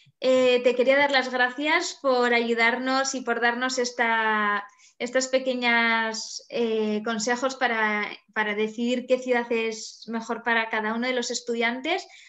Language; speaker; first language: Spanish; native; Spanish